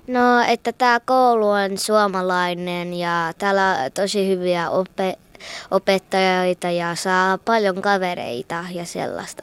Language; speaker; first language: Finnish; early bilingual, heritage; Finnish